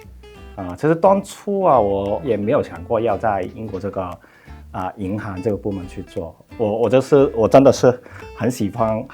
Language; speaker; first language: Chinese; non-native, local second language; Cantonese